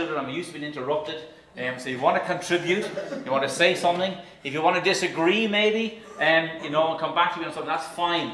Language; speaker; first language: English; native; English